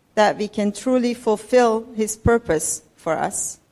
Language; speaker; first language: English; non-native, fluent; Persian